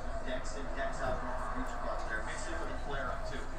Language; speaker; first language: English; native; English